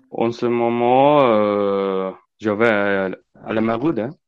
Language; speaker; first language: French; non-native, learner; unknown